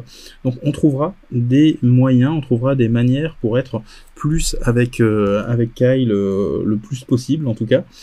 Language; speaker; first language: French; native; French